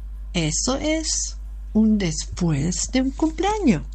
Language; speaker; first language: Spanish; non-native, learner; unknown